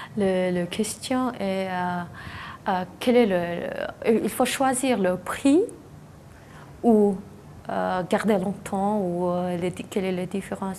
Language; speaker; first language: French; non-native, learner; Mongolian